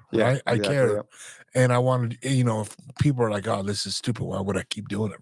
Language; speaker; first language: English; native; English